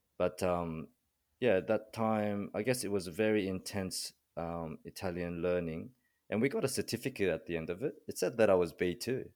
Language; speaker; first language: English; early bilingual, other home language; Korean